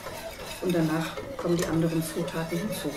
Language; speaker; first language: German; native; German